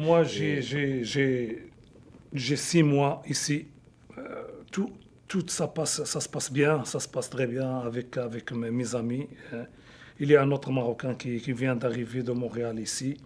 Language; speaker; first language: French; non-native, local second language; Arabic